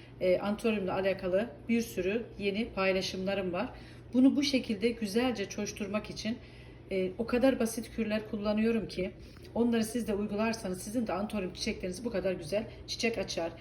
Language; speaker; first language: Turkish; native; Turkish